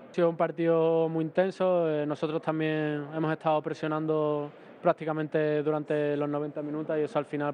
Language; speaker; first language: Spanish; native; Spanish